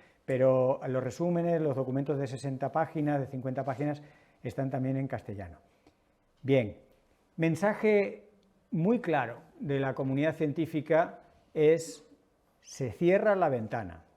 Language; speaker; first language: Spanish; native; Spanish